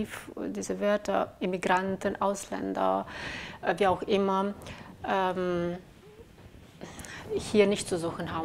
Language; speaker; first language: German; non-native, fluent; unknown